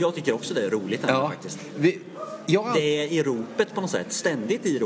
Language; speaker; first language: Swedish; native; Swedish